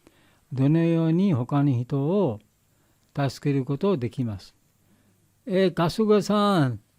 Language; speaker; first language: Japanese; non-native, learner; Bangla